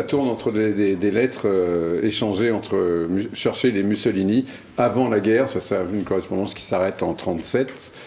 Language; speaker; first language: French; native; French